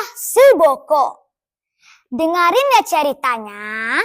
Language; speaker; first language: Indonesian; native; Indonesian